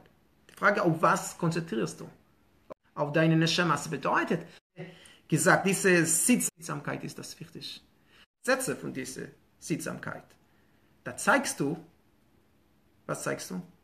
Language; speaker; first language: German; non-native, fluent; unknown